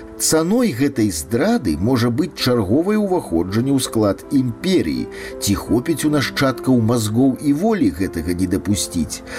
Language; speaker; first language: Belarusian; native; Belarusian